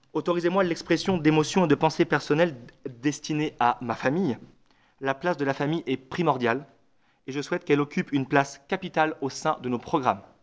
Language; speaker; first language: French; native; French